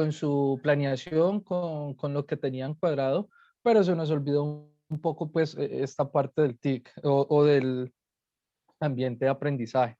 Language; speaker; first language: Spanish; native; Spanish